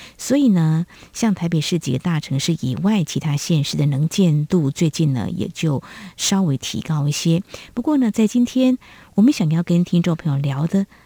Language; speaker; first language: Chinese; native; Chinese